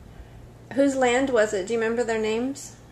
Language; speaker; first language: English; native; English